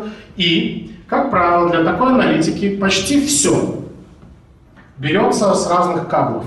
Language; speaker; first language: Russian; native; Russian